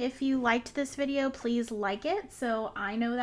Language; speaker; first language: English; native; English